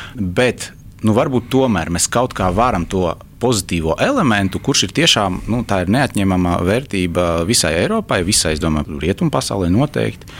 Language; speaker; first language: Latvian; non-native, local second language; Russian